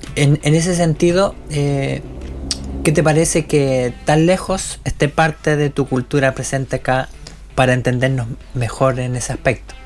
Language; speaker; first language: Spanish; native; Spanish